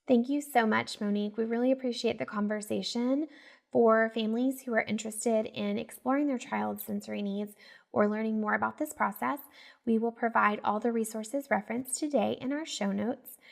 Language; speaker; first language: English; native; English